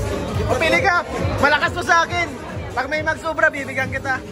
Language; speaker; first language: Filipino; native; Filipino